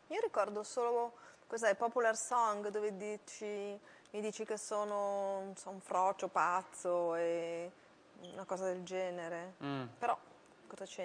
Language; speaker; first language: Italian; native; Italian